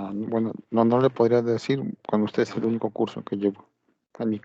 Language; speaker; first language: Spanish; native; Spanish